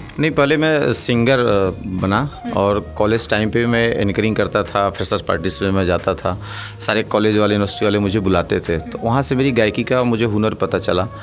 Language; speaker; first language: Hindi; native; Hindi